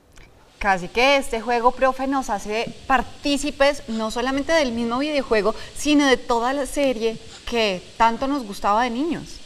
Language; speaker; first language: Spanish; native; Spanish